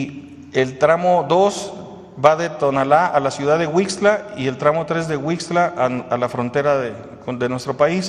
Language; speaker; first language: Spanish; native; Spanish